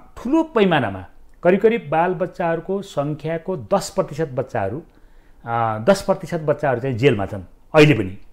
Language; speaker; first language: Nepali; native; Nepali